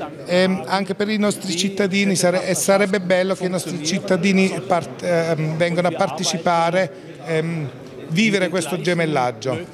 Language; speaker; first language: Italian; non-native, fluent; German